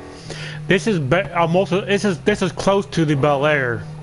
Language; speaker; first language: English; native; English